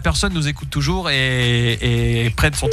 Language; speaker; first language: French; native; French